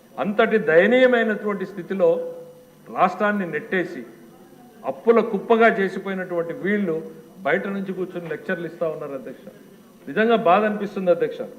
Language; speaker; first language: Telugu; native; Telugu